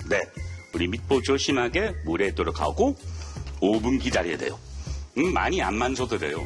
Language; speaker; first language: Korean; non-native, learner; English